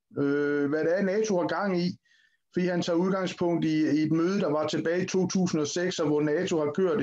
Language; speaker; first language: Danish; native; Danish